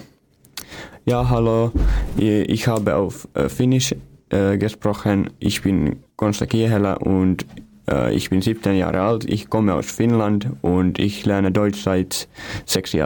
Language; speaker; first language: German; non-native, learner; Finnish